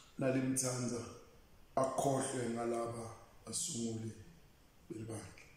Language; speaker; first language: Zulu; non-native, local second language; Swati